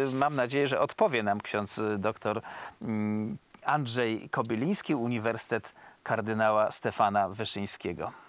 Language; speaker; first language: Polish; native; Polish